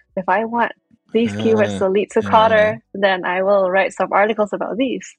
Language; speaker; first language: English; non-native, fluent; Indonesian